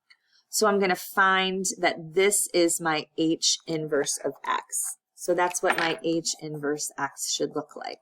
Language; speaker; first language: English; native; English